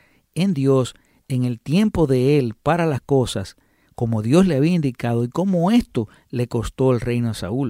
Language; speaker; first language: Spanish; native; Spanish